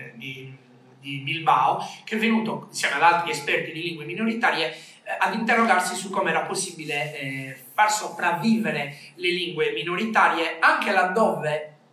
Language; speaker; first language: Italian; native; Italian